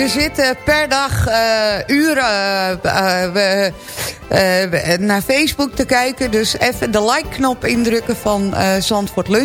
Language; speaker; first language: Dutch; native; Dutch